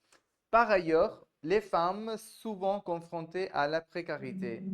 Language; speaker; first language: French; non-native, fluent; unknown